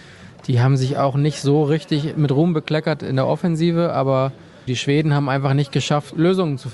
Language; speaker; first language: German; native; German